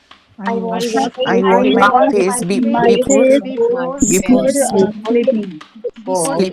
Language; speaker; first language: English; non-native, learner; Hindi